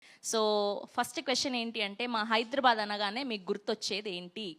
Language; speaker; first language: Telugu; native; Telugu